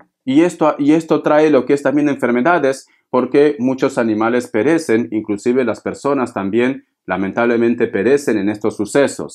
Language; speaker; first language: Spanish; native; Spanish